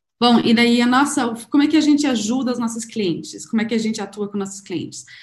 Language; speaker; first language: Portuguese; non-native, fluent; German